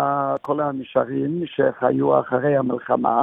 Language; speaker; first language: Hebrew; non-native, fluent; English